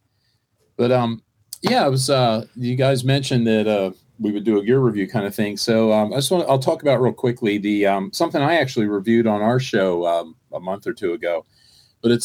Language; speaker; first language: English; native; English